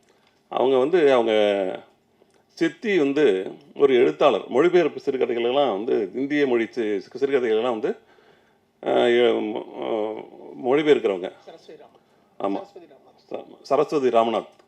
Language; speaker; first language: Tamil; native; Tamil